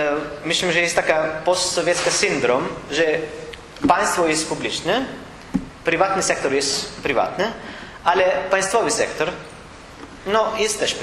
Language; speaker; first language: Polish; non-native, learner; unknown